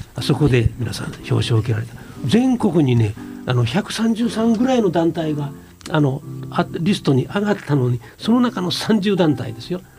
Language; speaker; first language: Japanese; native; Japanese